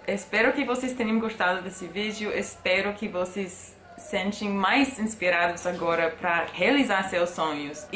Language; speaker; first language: Portuguese; non-native, fluent; English